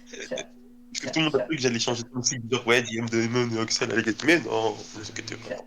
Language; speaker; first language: French; native; French